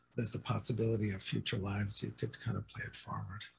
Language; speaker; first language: English; native; English